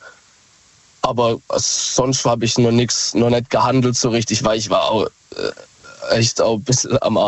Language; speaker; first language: German; native; German